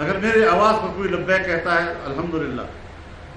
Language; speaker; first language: Urdu; non-native, local second language; Pashto